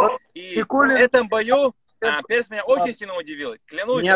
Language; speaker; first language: Russian; native; Russian